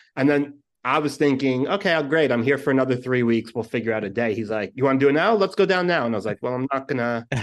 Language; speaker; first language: English; native; English